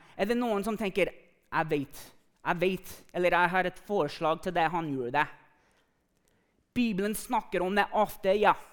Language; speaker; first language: Norwegian; non-native, fluent; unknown